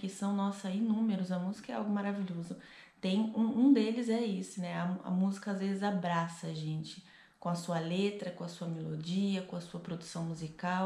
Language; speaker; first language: Portuguese; native; Portuguese